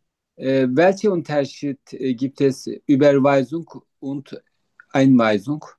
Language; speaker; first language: German; non-native, learner; Turkish